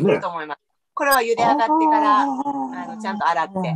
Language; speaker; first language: Japanese; native; Japanese